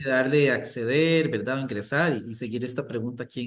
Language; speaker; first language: Spanish; native; Spanish